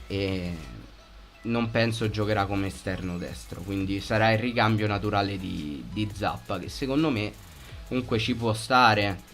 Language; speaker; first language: Italian; native; Italian